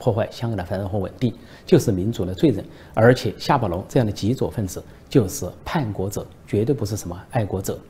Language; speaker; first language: Chinese; native; Chinese